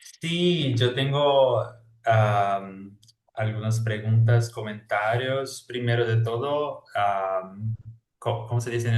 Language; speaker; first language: Spanish; non-native, fluent; Portuguese